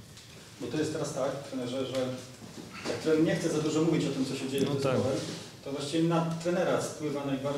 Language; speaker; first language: Polish; native; Polish